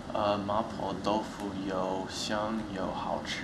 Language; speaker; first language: Chinese; non-native, learner; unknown